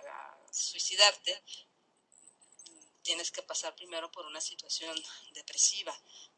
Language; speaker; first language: Spanish; native; Spanish